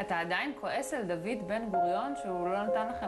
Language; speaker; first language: Hebrew; native; Hebrew